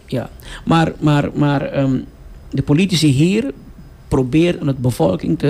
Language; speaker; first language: Dutch; non-native, local second language; Papiamento